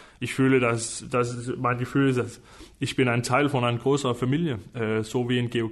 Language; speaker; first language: German; non-native, fluent; Danish